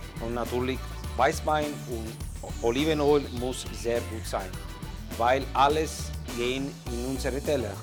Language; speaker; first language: German; non-native, learner; Italian